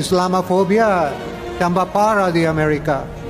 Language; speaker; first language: Indonesian; non-native, fluent; English